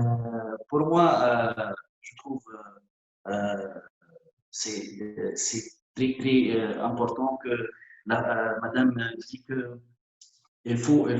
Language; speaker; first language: French; non-native, local second language; Arabic